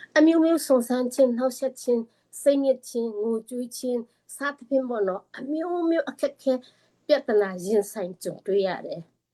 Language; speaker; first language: Burmese; non-native, local second language; Tedim Chin